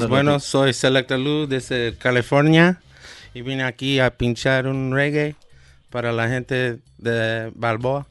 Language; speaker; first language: Spanish; early bilingual, heritage; Spanish